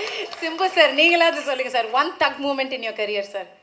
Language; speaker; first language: Tamil; native; Tamil